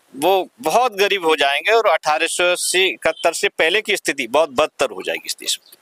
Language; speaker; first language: Hindi; native; Hindi